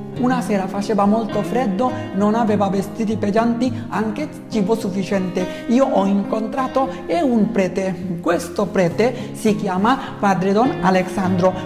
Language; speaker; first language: Italian; non-native, learner; Bangla